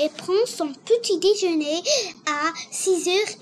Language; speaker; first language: French; non-native, learner; Arabic